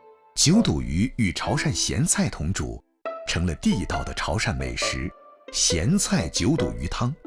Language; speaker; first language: Chinese; native; Chinese